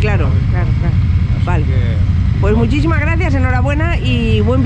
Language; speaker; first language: Spanish; native; Spanish